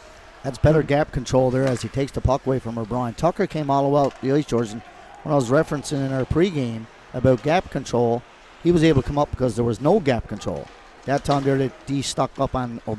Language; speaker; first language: English; native; English